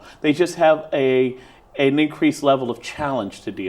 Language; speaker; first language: English; native; English